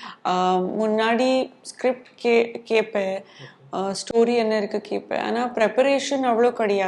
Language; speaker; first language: Tamil; non-native, local second language; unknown